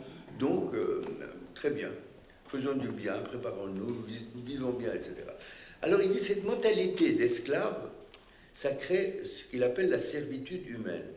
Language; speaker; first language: French; non-native, fluent; Persian